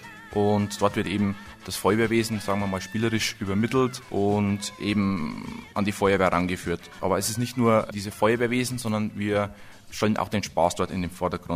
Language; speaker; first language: German; native; German